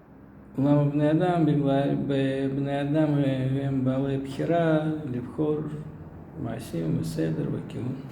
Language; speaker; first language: Hebrew; non-native, fluent; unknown